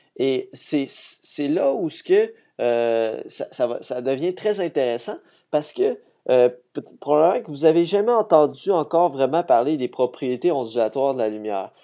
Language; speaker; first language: French; native; French